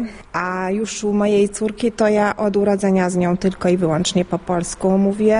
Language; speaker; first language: Polish; early bilingual, heritage; Polish